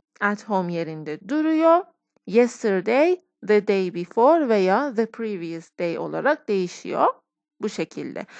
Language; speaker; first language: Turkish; non-native, fluent; Persian